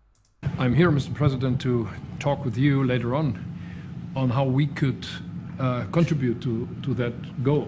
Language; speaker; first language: English; non-native, fluent; German